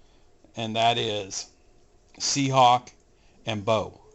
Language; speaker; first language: English; native; English